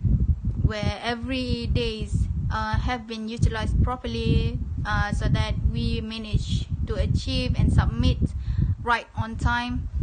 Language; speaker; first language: English; non-native, local second language; Malay